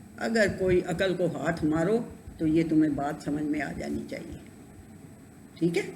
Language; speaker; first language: Urdu; non-native, local second language; Punjabi